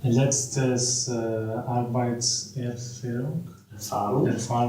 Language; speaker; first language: German; non-native, learner; Slovenian